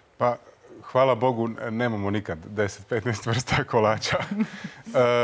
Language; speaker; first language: Croatian; native; Croatian